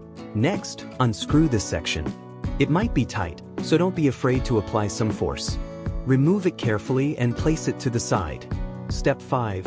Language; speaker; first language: English; native; English